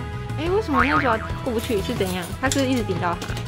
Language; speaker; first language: Chinese; native; Chinese